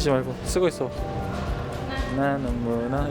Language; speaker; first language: Korean; native; Korean